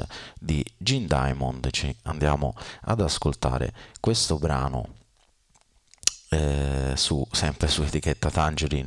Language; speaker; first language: Italian; native; Italian